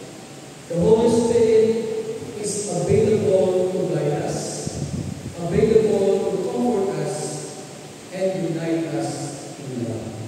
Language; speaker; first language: English; non-native, local second language; Filipino